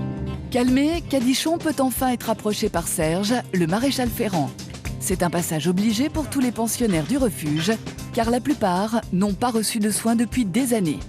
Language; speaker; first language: French; native; French